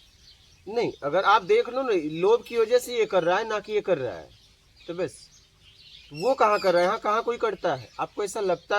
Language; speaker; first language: Hindi; native; Hindi